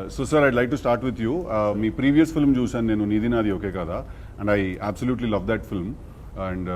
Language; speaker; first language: Telugu; native; Telugu